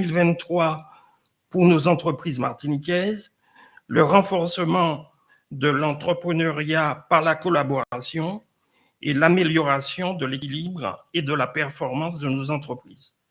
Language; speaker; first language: French; native; French